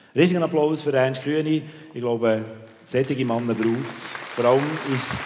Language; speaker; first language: German; native; German